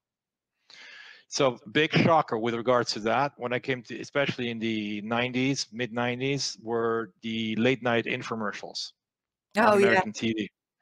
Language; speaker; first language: English; non-native, fluent; French